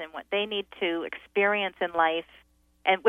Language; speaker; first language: English; native; English